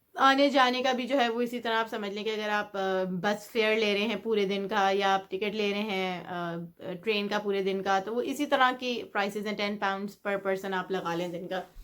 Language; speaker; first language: Urdu; native; Urdu